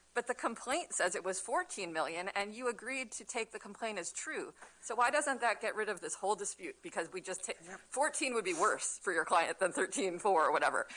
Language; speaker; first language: English; native; English